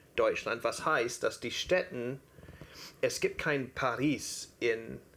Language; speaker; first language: German; non-native, fluent; English